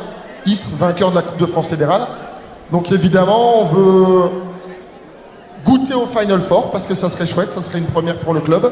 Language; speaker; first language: French; native; French